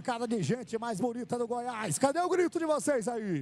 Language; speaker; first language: Portuguese; native; Portuguese